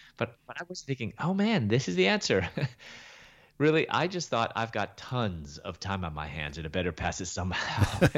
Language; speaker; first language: English; native; English